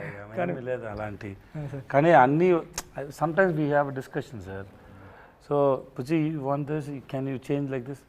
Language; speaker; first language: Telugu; non-native, learner; Tamil